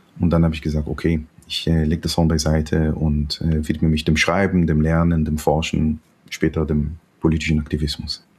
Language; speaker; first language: German; non-native, fluent; Hebrew